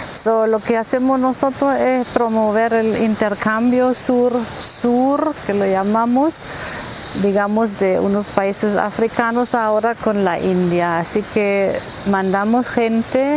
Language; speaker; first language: Spanish; non-native, fluent; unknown